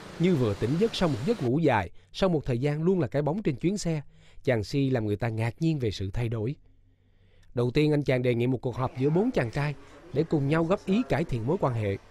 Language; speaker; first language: Vietnamese; native; Vietnamese